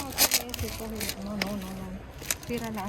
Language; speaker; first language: Spanish; non-native, learner; Filipino